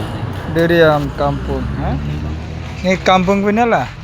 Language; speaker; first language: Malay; non-native, learner; Bangla